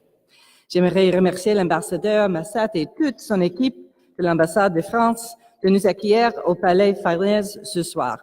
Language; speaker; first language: French; non-native, local second language; English